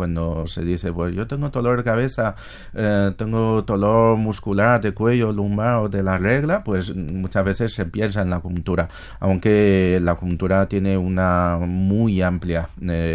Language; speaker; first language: Spanish; non-native, fluent; Chinese